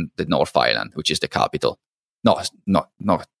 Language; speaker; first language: English; non-native, fluent; Italian